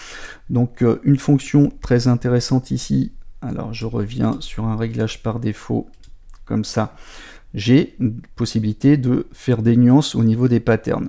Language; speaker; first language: French; native; French